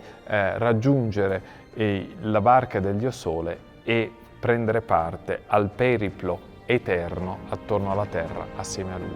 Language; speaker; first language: Italian; native; Italian